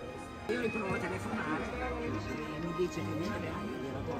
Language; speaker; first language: Italian; native; Italian